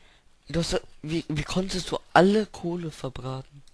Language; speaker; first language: German; native; German